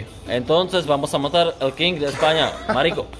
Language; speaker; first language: Spanish; non-native, learner; Czech